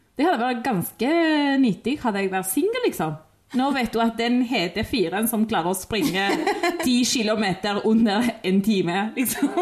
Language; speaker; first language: Norwegian; non-native, fluent; Spanish